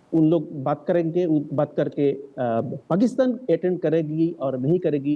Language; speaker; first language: Hindi; non-native, learner; Bangla